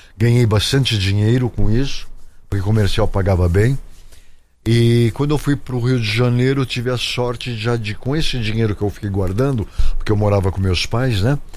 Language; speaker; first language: Portuguese; native; Portuguese